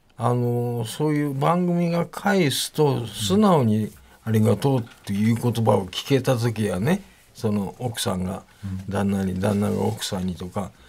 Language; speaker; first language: Japanese; native; Japanese